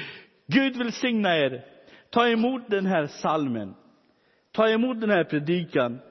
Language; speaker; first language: Swedish; non-native, fluent; Romany